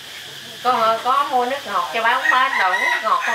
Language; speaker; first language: Vietnamese; native; Vietnamese